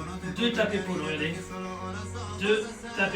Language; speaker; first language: French; native; French